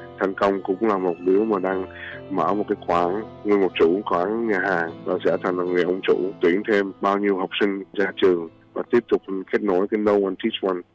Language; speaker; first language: Vietnamese; early bilingual, heritage; Vietnamese